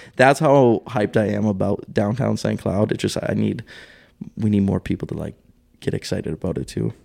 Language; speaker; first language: English; native; English